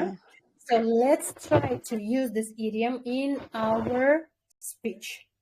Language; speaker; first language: English; non-native, fluent; Kyrgyz